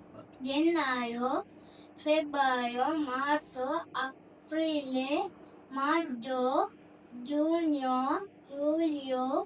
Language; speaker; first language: Italian; non-native, learner; Sinhala